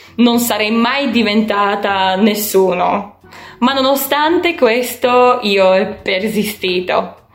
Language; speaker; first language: Italian; non-native, fluent; Slovak